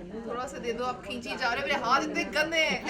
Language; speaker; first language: Hindi; native; Hindi